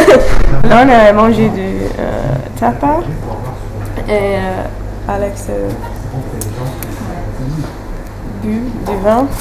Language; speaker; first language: French; non-native, learner; English